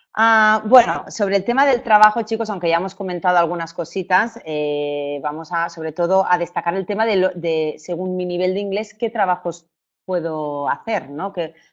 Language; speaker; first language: Spanish; native; Spanish